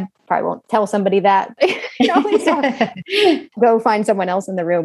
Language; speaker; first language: English; native; English